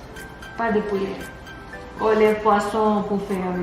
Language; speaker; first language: French; non-native, learner; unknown